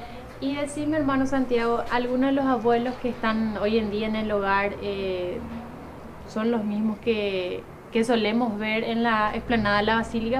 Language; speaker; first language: Spanish; native; Spanish